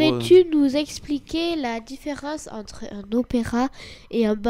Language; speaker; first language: French; native; French